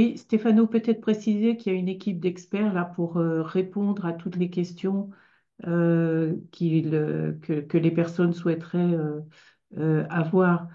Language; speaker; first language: French; native; French